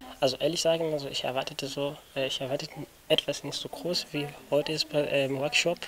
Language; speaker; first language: German; non-native, learner; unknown